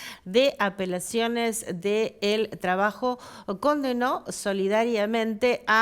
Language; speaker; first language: Spanish; native; Spanish